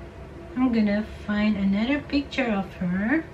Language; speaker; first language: English; non-native, fluent; Indonesian